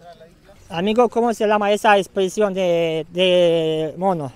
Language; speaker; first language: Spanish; non-native, learner; Romanian